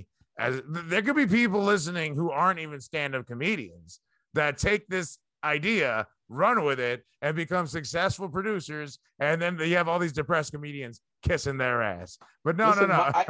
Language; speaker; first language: English; early bilingual, other home language; Spanish